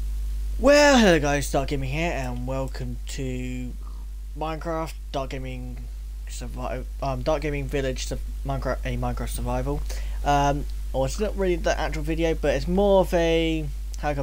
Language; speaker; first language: English; native; English